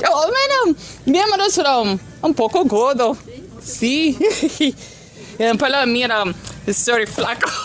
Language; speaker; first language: Spanish; non-native, learner; English